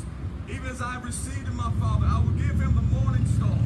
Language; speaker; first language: English; native; English